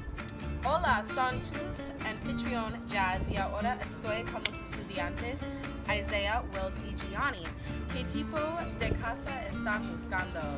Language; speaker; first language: Spanish; non-native, learner; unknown